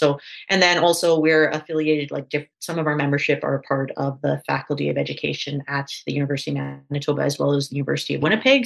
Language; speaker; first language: English; native; English